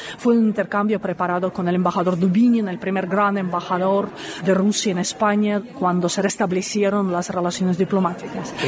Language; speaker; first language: Spanish; native; Spanish